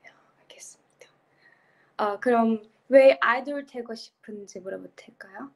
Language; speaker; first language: Korean; non-native, learner; Turkish